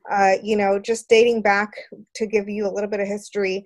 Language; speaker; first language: English; native; English